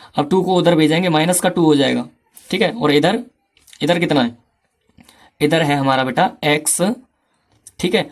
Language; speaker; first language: Hindi; native; Hindi